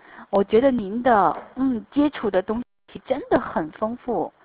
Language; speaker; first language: Chinese; native; Chinese